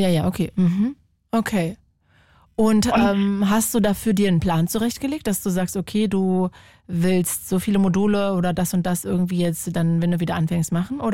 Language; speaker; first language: German; native; German